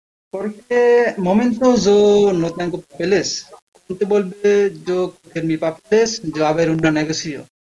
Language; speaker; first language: Spanish; non-native, learner; Bangla